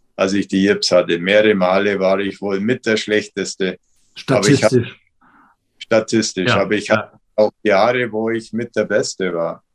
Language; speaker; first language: German; native; German